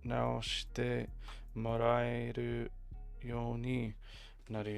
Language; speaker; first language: Japanese; non-native, learner; English